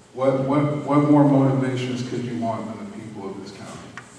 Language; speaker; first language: English; native; English